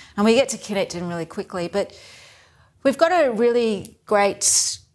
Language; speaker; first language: English; native; English